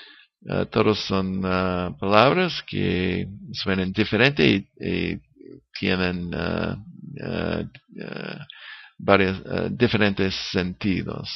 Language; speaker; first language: Spanish; non-native, learner; English